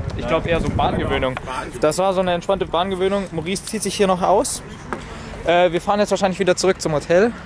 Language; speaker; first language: German; native; German